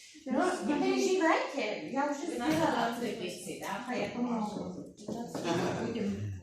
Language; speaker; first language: Russian; non-native, learner; Czech